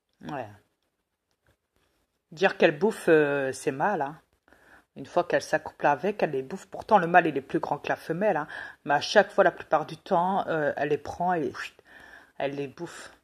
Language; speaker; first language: French; native; French